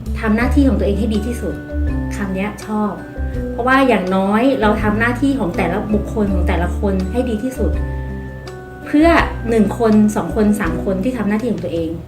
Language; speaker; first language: Thai; native; Thai